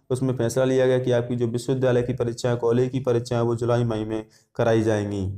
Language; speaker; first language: Hindi; native; Hindi